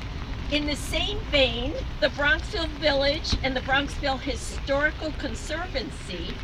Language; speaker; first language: English; native; English